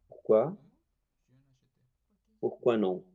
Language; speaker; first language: French; non-native, fluent; Spanish